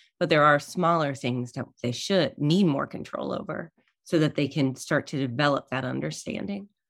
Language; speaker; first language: English; native; English